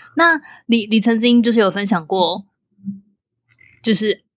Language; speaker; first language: Chinese; native; Chinese